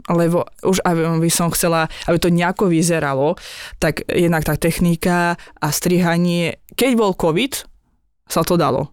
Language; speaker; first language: Slovak; non-native, fluent; Azerbaijani